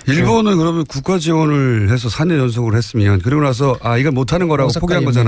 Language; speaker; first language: Korean; native; Korean